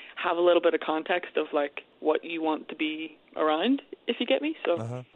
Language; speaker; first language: English; native; English